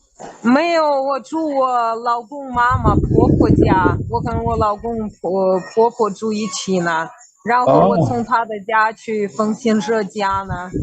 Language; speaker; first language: Chinese; non-native, fluent; Russian